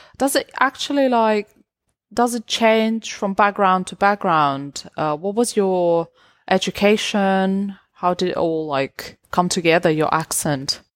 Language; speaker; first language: English; non-native, fluent; Georgian